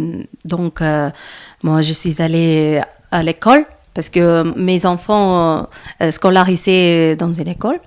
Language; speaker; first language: French; non-native, learner; Malayalam